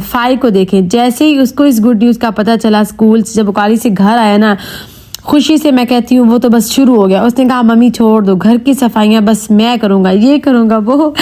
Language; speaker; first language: Urdu; native; Urdu